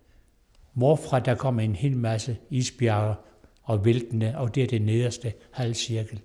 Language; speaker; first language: Danish; non-native, local second language; Kalaallisut